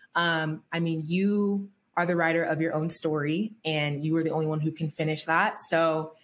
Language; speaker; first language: English; native; English